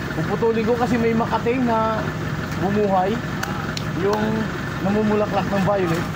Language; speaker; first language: Filipino; non-native, local second language; Bikol